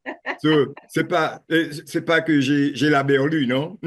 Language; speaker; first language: French; non-native, local second language; Haitian Creole